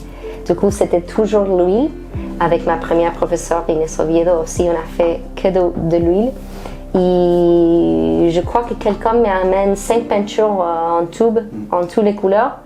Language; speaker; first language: French; non-native, fluent; Spanish